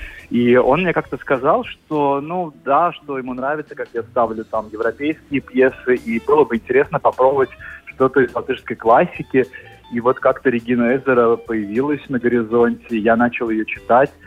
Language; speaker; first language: Russian; native; Russian